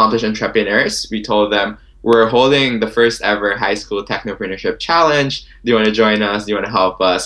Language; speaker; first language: English; non-native, local second language; Filipino